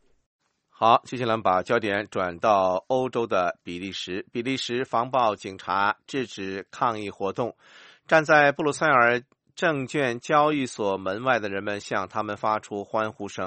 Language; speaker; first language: Chinese; native; Chinese